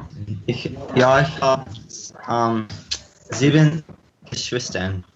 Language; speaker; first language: German; non-native, learner; English